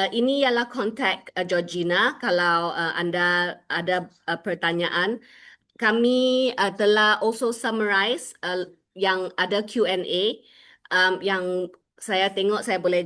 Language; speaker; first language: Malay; non-native, local second language; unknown